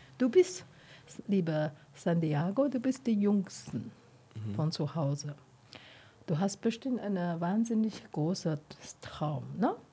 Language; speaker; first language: German; non-native, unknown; Chinese